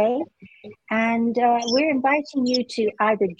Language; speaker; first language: English; native; English